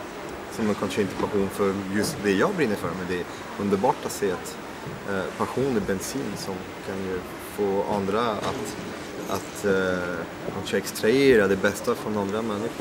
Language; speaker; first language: Swedish; non-native, fluent; French